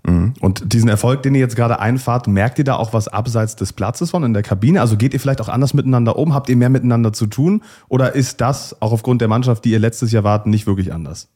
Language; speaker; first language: German; native; German